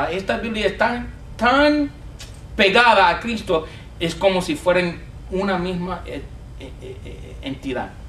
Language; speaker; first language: Spanish; non-native, fluent; English